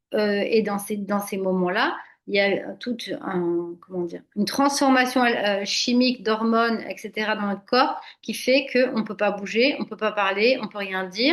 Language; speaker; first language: French; native; French